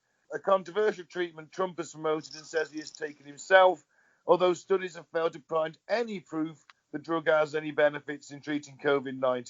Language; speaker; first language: English; native; English